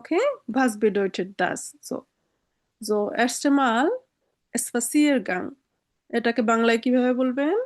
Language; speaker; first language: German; non-native, fluent; Bangla